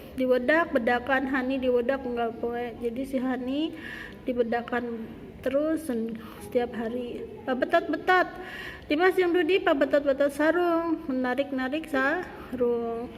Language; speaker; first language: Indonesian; non-native, local second language; Sundanese